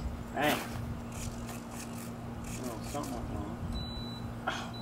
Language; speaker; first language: English; native; English